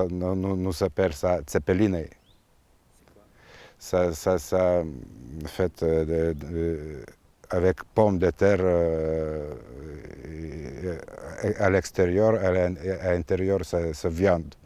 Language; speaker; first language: French; non-native, learner; Lithuanian